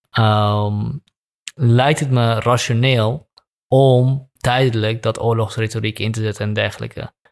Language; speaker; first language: Dutch; native; Dutch